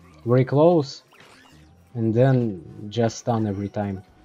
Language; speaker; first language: English; non-native, learner; Russian